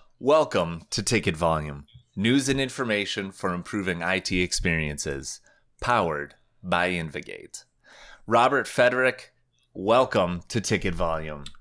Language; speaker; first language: English; native; English